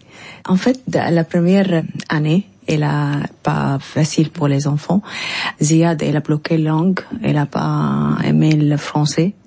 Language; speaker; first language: French; non-native, learner; Arabic